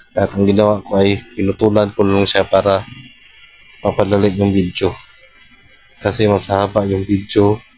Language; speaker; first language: Filipino; non-native, local second language; Cebuano